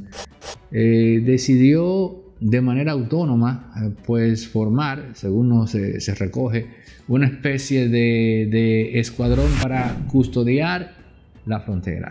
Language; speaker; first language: Spanish; native; Spanish